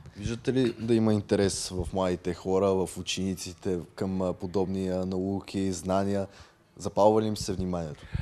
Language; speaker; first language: Bulgarian; native; Bulgarian